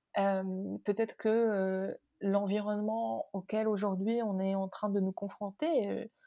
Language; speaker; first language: French; non-native, local second language; Arabic